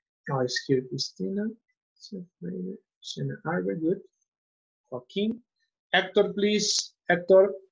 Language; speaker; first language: English; non-native, fluent; Spanish